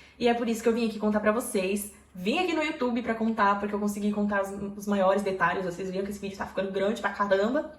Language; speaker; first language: Portuguese; native; Portuguese